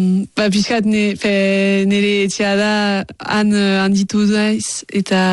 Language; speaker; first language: Basque; non-native, local second language; French